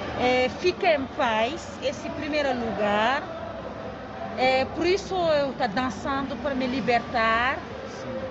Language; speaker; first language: Portuguese; non-native, learner; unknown